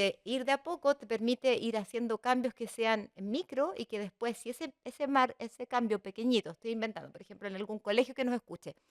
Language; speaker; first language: Spanish; native; Spanish